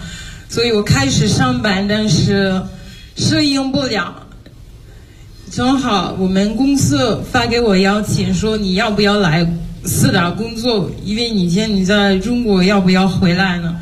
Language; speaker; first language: Chinese; non-native, fluent; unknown